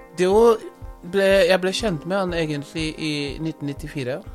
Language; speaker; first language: Norwegian; non-native, fluent; Wolof